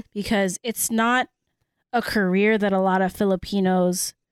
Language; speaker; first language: English; early bilingual, other home language; Cebuano